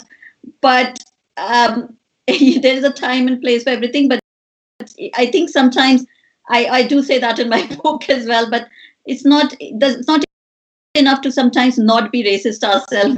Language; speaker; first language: English; non-native, local second language; Hindi